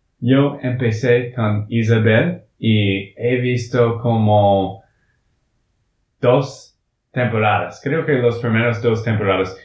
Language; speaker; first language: Spanish; non-native, learner; English